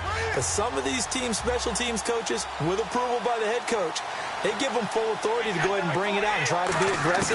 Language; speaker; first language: English; native; English